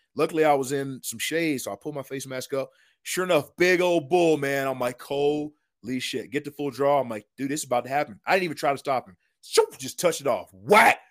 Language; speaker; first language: English; native; English